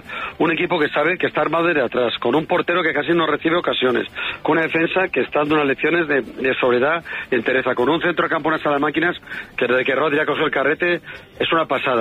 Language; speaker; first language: Spanish; native; Spanish